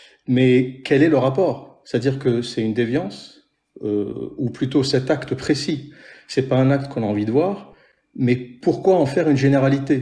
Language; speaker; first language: French; native; French